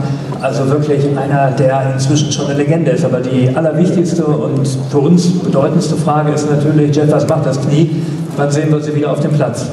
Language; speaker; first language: German; native; German